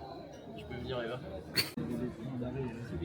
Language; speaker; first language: French; native; French